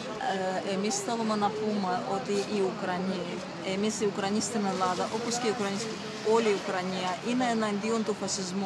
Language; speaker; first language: Greek; non-native, fluent; Ukrainian